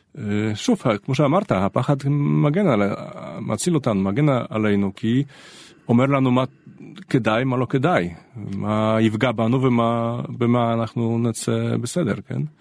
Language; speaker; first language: Hebrew; non-native, fluent; Polish